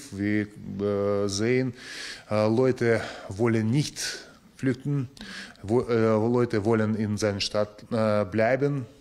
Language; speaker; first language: German; non-native, learner; Ukrainian